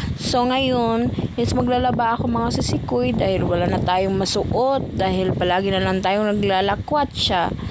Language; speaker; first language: Filipino; non-native, local second language; Cebuano